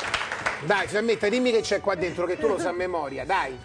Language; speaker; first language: Italian; native; Italian